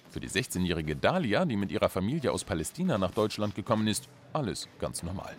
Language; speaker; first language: German; native; German